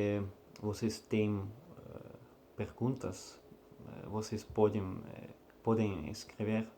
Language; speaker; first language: Portuguese; non-native, learner; Russian